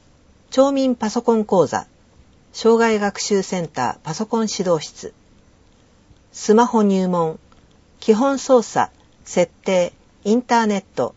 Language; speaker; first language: Japanese; native; Japanese